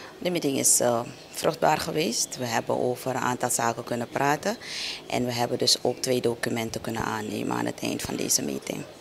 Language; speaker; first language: Dutch; native; Dutch